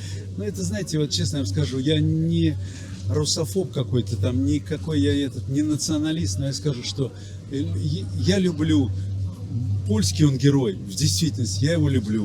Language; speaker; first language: Russian; native; Russian